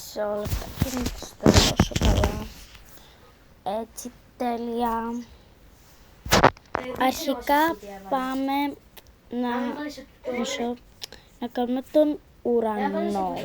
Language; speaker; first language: Greek; native; Greek